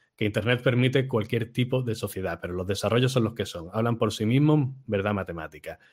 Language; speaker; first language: Spanish; native; Spanish